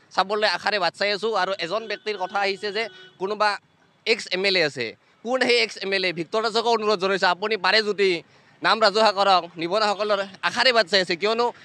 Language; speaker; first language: Assamese; native; Assamese